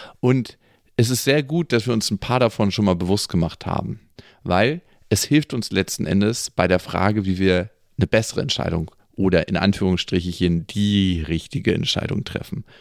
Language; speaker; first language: German; native; German